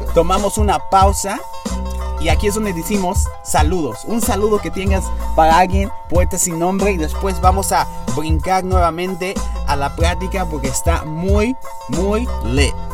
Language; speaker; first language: Spanish; early bilingual, heritage; Spanish